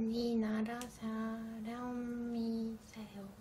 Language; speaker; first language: Korean; non-native, learner; Turkish